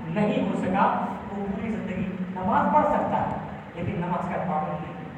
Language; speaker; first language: Urdu; native; Urdu